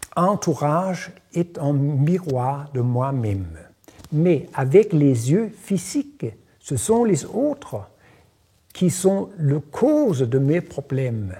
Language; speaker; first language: French; non-native, fluent; Danish